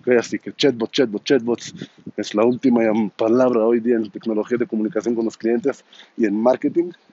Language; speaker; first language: Spanish; non-native, fluent; Hebrew